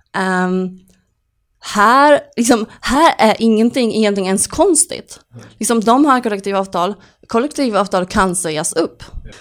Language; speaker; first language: Swedish; non-native, fluent; Polish